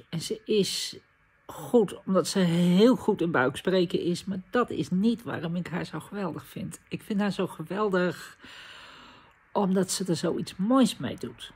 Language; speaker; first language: Dutch; native; Dutch